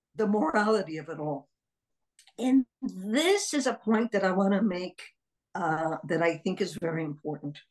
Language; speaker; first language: English; early bilingual, other home language; Hebrew